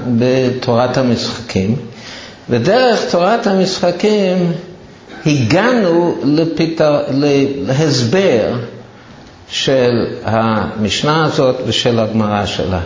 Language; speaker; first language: Hebrew; non-native, fluent; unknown